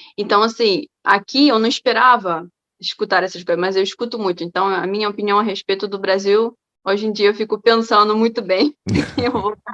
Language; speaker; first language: Portuguese; non-native, fluent; Ukrainian